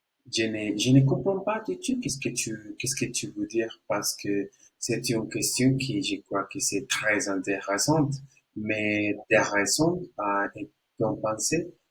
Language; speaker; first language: French; non-native, learner; Spanish